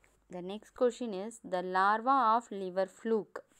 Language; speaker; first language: English; non-native, local second language; Tamil